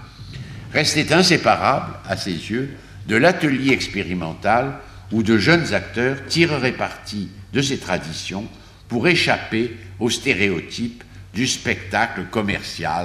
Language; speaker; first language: French; native; French